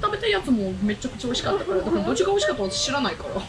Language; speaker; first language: Japanese; non-native, fluent; Russian